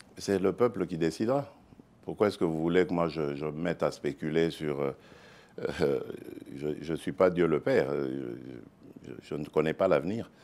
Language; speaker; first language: French; non-native, local second language; Luba-Lulua